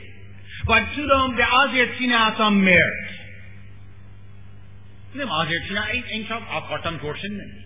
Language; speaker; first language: Hungarian; non-native, learner; English